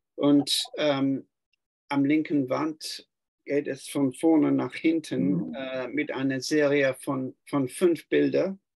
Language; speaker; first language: German; non-native, fluent; English